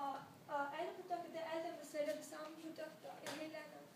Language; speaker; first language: Danish; non-native, learner; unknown